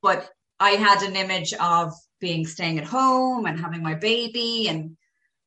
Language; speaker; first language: English; native; English